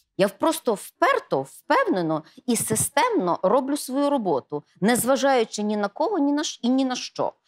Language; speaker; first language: Ukrainian; native; Ukrainian